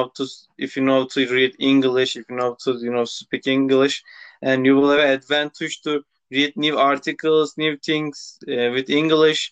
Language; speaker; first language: English; non-native, local second language; Turkish